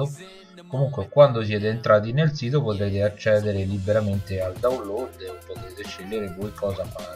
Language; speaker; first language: Italian; native; Italian